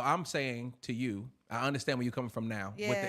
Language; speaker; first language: English; native; English